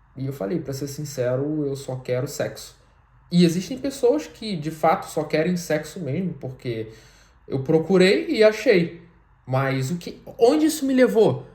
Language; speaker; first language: Portuguese; native; Portuguese